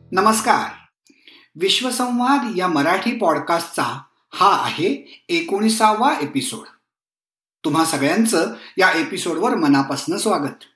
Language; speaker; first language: Marathi; native; Marathi